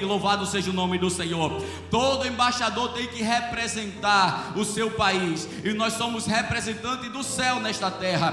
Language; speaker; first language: Portuguese; native; Portuguese